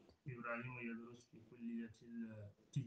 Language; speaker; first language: Arabic; non-native, learner; Fula